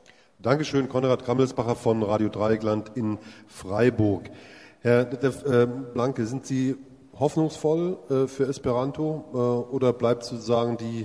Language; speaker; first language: German; native; German